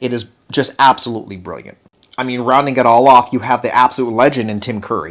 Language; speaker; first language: English; native; English